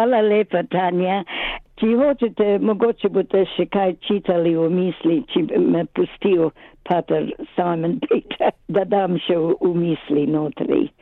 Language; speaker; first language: Slovenian; early bilingual, other home language; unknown